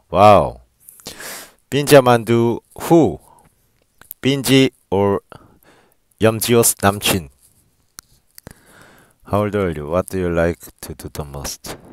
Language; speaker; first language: English; non-native, learner; Korean